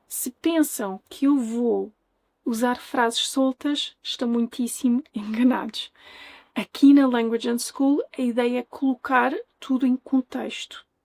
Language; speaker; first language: Portuguese; native; Portuguese